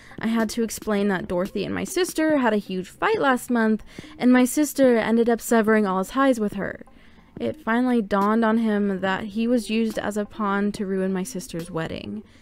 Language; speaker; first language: English; native; English